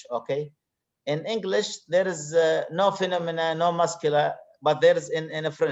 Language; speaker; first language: English; non-native, fluent; Arabic